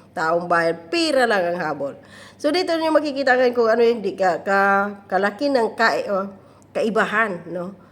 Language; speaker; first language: Filipino; non-native, local second language; Cebuano